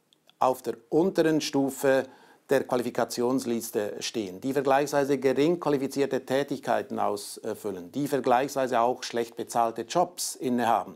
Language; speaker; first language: German; native; German